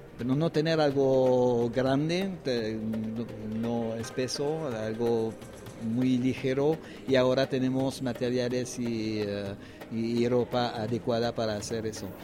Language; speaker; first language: Spanish; non-native, fluent; French